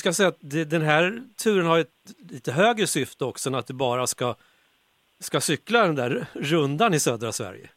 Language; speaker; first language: Swedish; native; Swedish